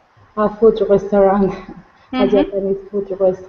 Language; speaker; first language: English; non-native, learner; Spanish